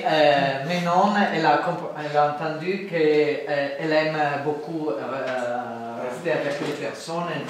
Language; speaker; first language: French; non-native, fluent; Italian